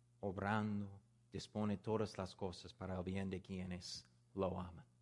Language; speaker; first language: Spanish; non-native, learner; English